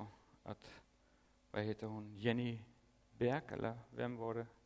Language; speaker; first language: Swedish; non-native, fluent; German